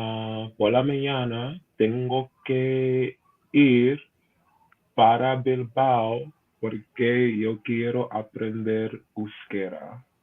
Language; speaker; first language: Spanish; non-native, learner; English